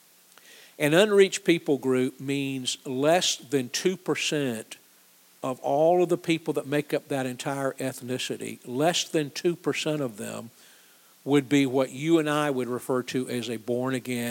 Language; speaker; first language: English; native; English